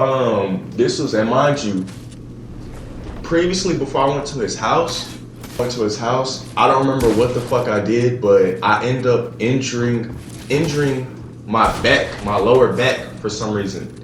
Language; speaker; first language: English; native; English